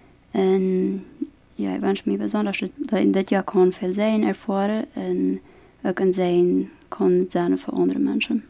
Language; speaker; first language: German; non-native, local second language; Plautdietsch